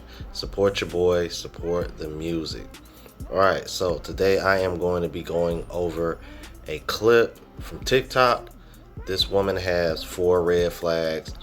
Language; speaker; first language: English; native; English